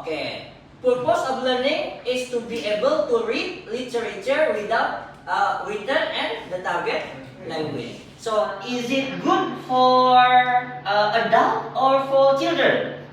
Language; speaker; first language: English; non-native, fluent; Indonesian